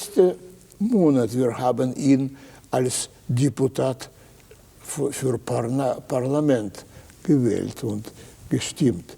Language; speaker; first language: German; non-native, fluent; Russian